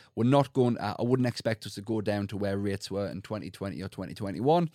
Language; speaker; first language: English; native; English